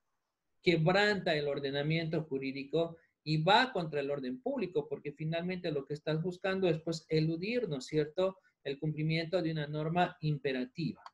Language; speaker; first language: Spanish; native; Spanish